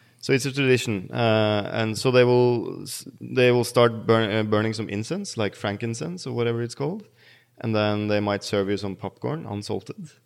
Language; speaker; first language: English; non-native, fluent; Norwegian